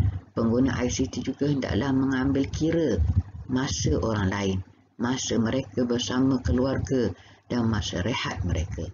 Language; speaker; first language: Malay; native; Malay